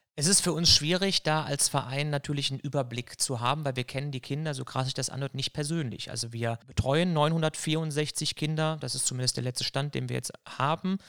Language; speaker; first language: German; native; German